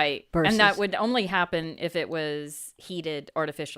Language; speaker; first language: English; native; English